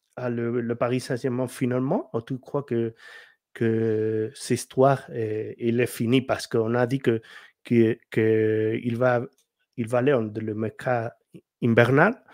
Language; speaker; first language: French; non-native, learner; Spanish